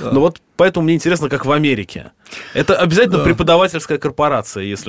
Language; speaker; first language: Russian; native; Russian